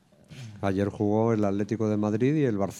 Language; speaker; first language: Spanish; native; Spanish